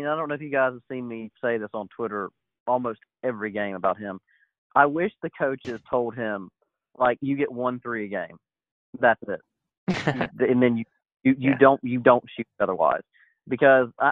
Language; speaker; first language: English; native; English